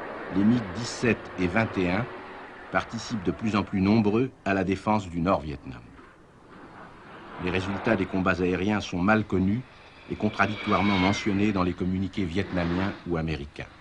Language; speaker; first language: French; native; French